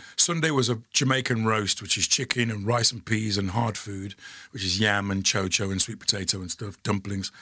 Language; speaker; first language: English; native; English